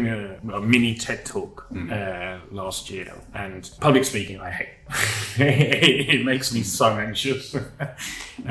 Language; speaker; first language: English; native; English